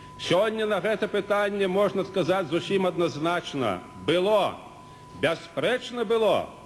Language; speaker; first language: Belarusian; native; Belarusian